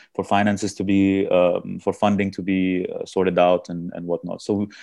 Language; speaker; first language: English; early bilingual, heritage; German